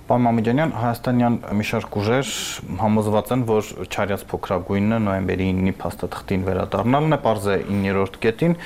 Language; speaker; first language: Armenian; native; Armenian